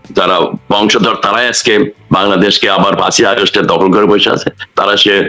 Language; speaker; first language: Bangla; native; Bangla